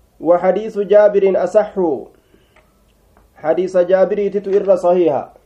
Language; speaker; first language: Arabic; non-native, fluent; Oromo